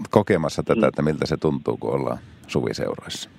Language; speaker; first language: Finnish; native; Finnish